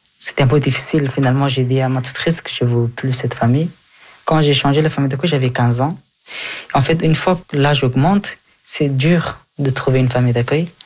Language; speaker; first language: French; early bilingual, other home language; Persian